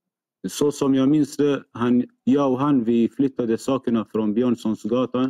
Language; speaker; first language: Swedish; non-native, fluent; Arabic